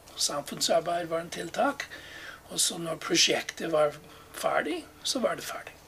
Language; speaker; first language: Norwegian; non-native, fluent; English